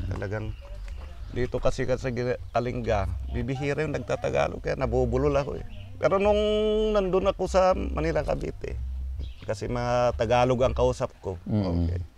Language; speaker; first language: Filipino; non-native, local second language; Iloko